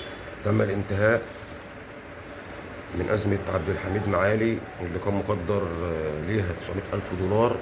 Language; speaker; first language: Arabic; native; Arabic